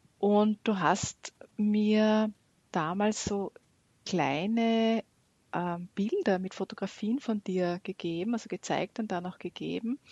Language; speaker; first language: German; native; German